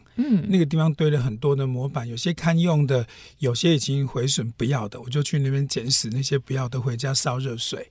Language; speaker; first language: Chinese; native; Chinese